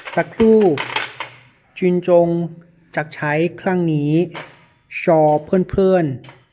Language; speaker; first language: Thai; non-native, learner; Chinese